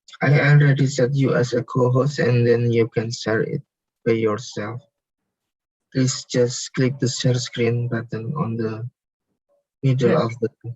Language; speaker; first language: English; non-native, learner; Indonesian